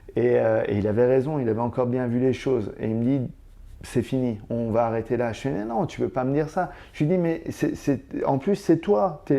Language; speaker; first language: French; native; French